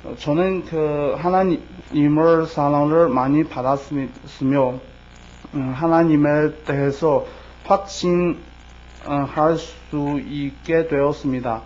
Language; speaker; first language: Korean; non-native, learner; Chinese